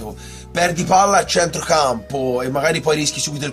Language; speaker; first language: Italian; native; Italian